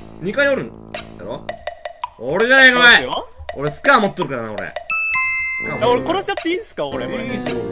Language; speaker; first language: Japanese; native; Japanese